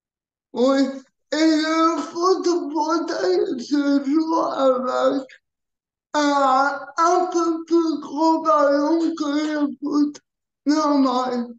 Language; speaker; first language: French; early bilingual, other home language; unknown